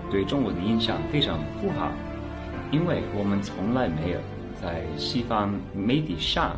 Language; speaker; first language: Chinese; non-native, fluent; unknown